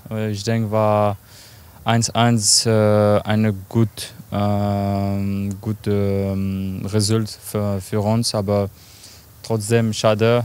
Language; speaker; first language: German; non-native, learner; French